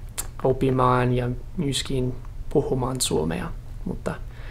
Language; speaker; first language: Finnish; non-native, learner; English